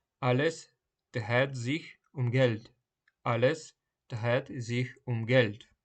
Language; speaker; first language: German; non-native, fluent; Ukrainian